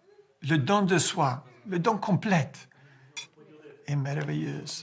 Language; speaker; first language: French; non-native, fluent; Ukrainian